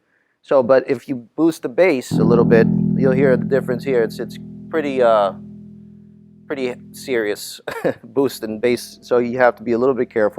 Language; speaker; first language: English; native; English